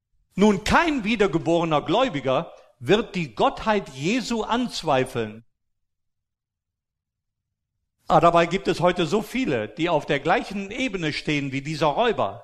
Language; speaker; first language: German; native; German